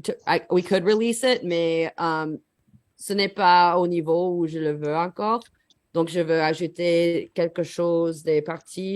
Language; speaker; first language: French; non-native, learner; English